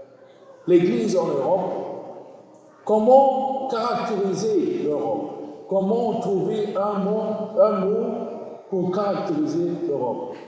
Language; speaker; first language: French; non-native, learner; German